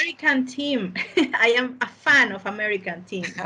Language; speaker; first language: English; non-native, learner; Spanish